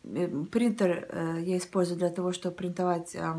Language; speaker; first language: Russian; early bilingual, heritage; Russian